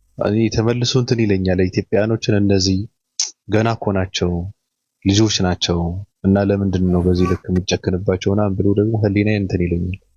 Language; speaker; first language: Amharic; native; Amharic